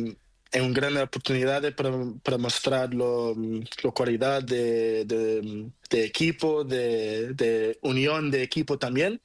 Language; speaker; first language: Spanish; non-native, learner; Portuguese